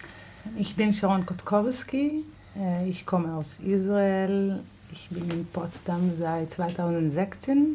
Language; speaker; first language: German; non-native, fluent; Hebrew